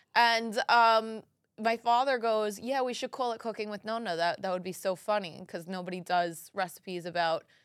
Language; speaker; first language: English; early bilingual, other home language; Italian